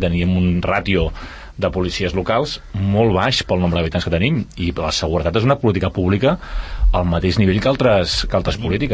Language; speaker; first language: Catalan; native; Catalan